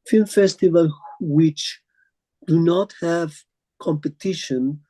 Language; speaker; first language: English; non-native, fluent; Spanish